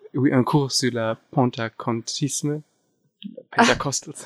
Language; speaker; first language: French; non-native, fluent; German